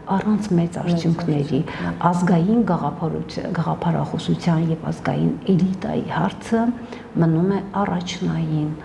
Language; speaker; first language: Armenian; native; Armenian